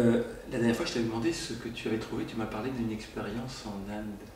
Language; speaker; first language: French; native; French